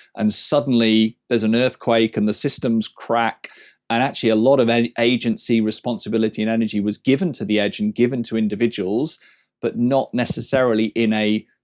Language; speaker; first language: English; native; English